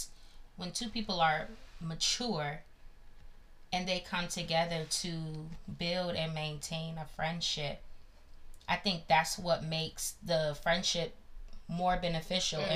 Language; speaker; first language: English; native; English